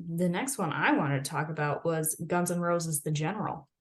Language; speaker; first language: English; native; English